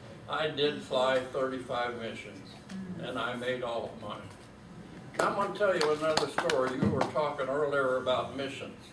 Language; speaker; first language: English; native; English